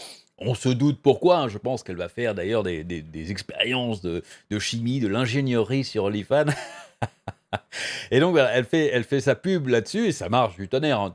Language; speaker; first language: French; native; French